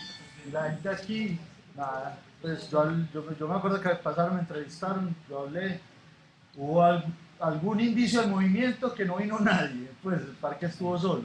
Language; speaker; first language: Spanish; native; Spanish